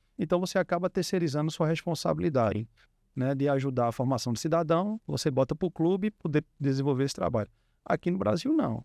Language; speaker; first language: Portuguese; native; Portuguese